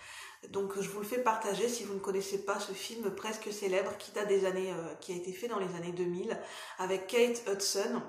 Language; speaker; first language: French; native; French